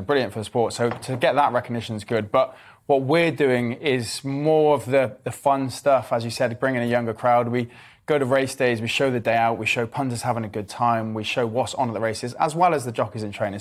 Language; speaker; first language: English; native; English